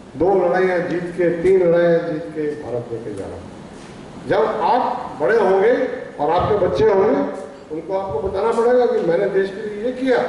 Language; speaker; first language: Hindi; non-native, local second language; Punjabi